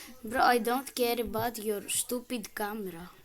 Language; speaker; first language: English; non-native, learner; Greek